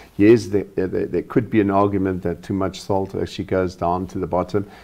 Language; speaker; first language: English; non-native, local second language; German